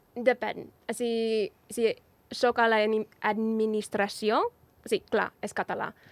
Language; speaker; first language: Catalan; non-native, fluent; English